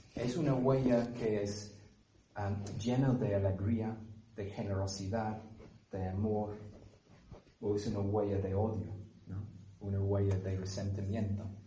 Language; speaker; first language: Spanish; non-native, fluent; English